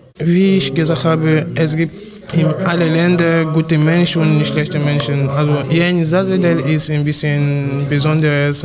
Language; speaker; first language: German; non-native, learner; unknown